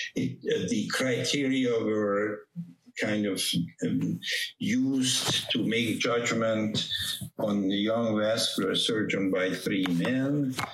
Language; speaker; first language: English; non-native, fluent; Hungarian